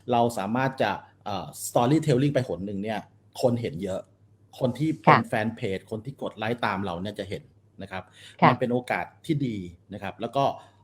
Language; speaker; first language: Thai; native; Thai